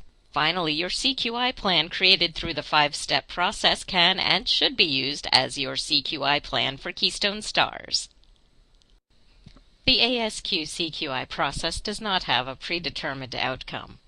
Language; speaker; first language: English; native; English